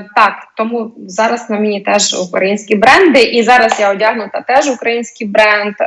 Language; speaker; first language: Ukrainian; non-native, local second language; Russian